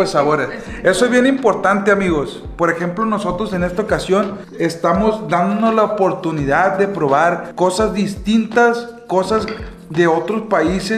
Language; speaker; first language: Spanish; native; Spanish